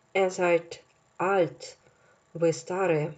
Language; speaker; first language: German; non-native, fluent; Russian